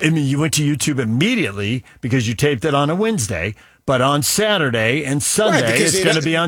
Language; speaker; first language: English; native; English